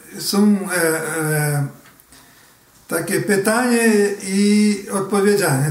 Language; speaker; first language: Polish; early bilingual, heritage; Portuguese